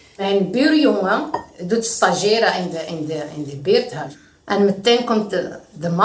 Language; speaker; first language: Dutch; non-native, learner; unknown